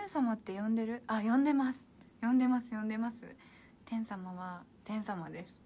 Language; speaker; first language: Japanese; native; Japanese